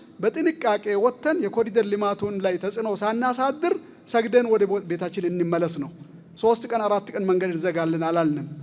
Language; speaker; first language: Amharic; native; Amharic